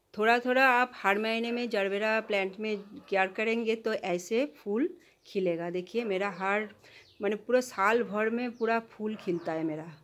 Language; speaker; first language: Hindi; non-native, local second language; Bangla